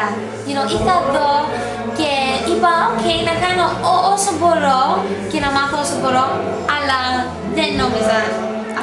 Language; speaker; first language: Greek; early bilingual, heritage; English